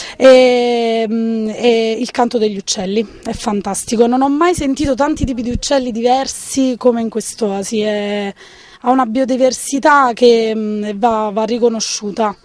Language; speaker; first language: Italian; native; Italian